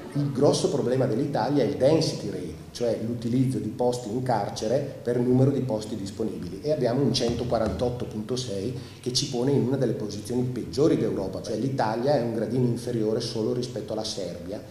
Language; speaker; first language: Italian; non-native, fluent; Arabic